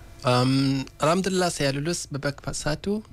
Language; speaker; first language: Indonesian; non-native, learner; Hausa